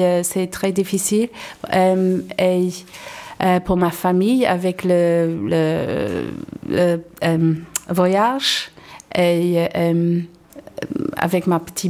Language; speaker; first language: French; non-native, learner; English